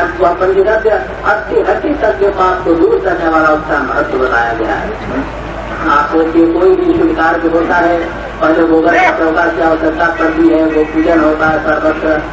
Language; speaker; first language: Hindi; native; Hindi